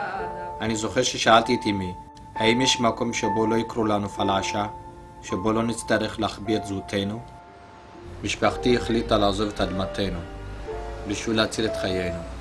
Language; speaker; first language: Hebrew; early bilingual, other home language; Amharic